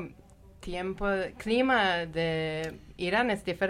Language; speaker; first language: Spanish; non-native, learner; Persian